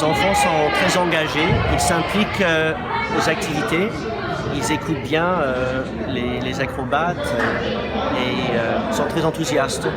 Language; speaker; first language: French; non-native, local second language; English